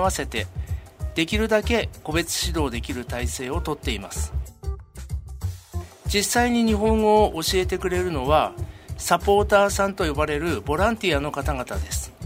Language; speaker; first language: Japanese; native; Japanese